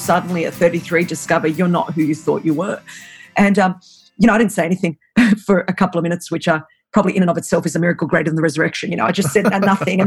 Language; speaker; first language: English; non-native, local second language; Greek